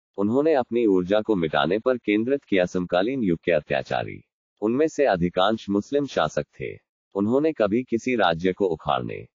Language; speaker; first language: Hindi; non-native, local second language; Marathi